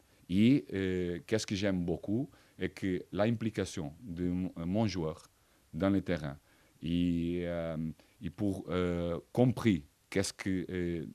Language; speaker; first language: French; non-native, fluent; Portuguese